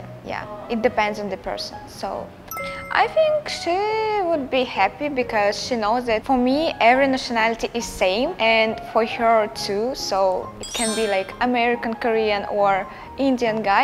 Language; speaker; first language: English; non-native, fluent; Russian